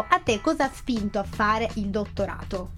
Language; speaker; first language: Italian; native; Italian